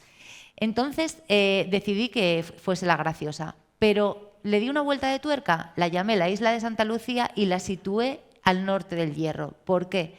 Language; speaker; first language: Spanish; native; Spanish